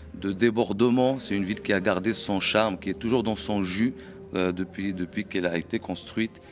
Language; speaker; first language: French; non-native, local second language; Arabic